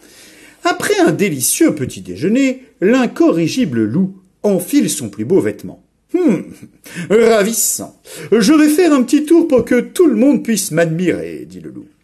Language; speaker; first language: French; native; French